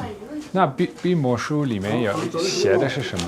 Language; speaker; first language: Chinese; non-native, fluent; Dutch